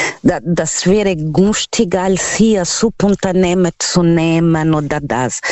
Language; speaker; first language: German; non-native, learner; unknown